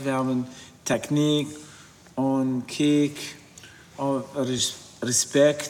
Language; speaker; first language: German; non-native, learner; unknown